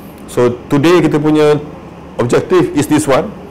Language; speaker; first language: English; non-native, local second language; Malay